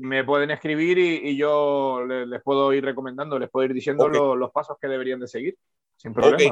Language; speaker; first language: Spanish; native; Spanish